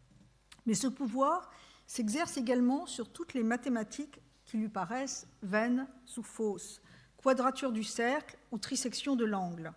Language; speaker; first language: French; native; French